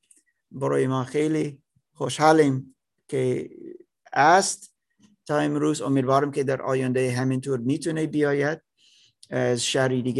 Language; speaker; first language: Persian; non-native, learner; German